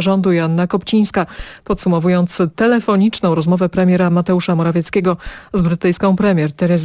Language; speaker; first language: Polish; native; Polish